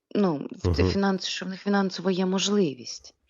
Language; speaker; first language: Ukrainian; native; Ukrainian